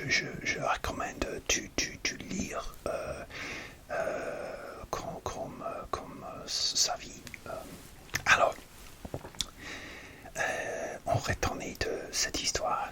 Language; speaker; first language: French; non-native, learner; English